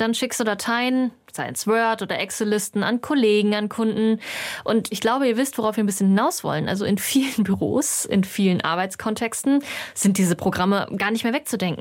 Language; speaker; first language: German; native; German